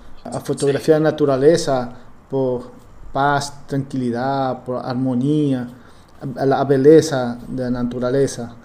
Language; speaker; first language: Portuguese; non-native, learner; Spanish